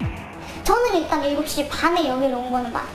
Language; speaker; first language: Korean; native; Korean